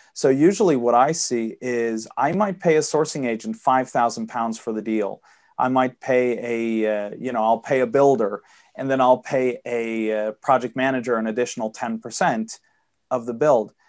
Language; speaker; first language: English; early bilingual, heritage; Swedish